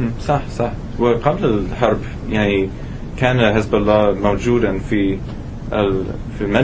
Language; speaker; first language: Arabic; non-native, learner; English